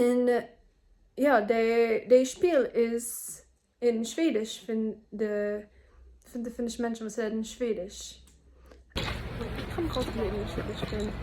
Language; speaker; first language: German; non-native, learner; English